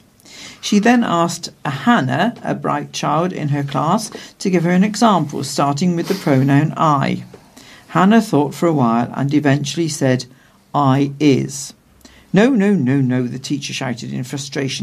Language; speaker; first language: English; native; English